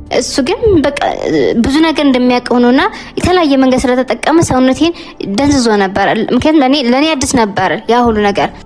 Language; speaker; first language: Amharic; native; Amharic